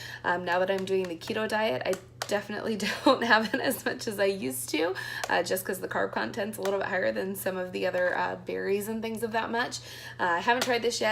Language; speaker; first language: English; native; English